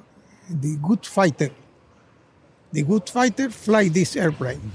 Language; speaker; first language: English; non-native, learner; Spanish